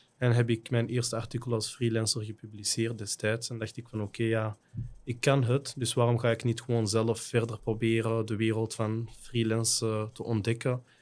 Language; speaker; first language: Dutch; native; Dutch